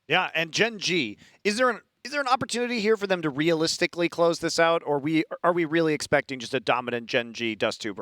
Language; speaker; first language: English; native; English